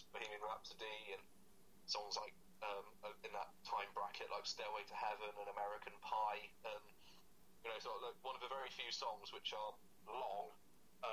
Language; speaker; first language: English; native; English